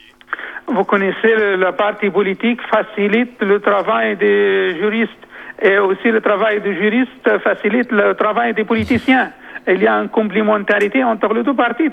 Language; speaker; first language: French; non-native, local second language; Arabic